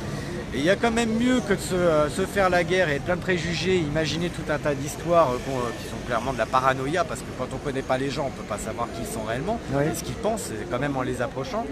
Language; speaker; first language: French; native; French